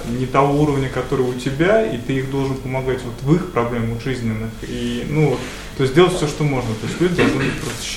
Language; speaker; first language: Russian; native; Russian